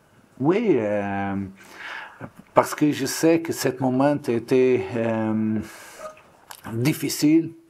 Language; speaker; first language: French; non-native, learner; Portuguese